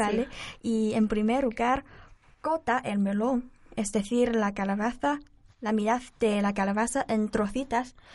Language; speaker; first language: Spanish; non-native, learner; Chinese